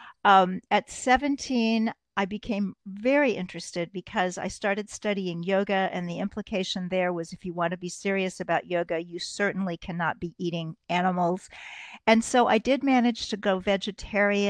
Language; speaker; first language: English; native; English